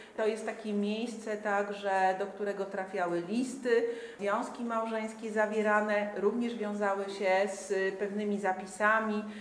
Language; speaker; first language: Polish; native; Polish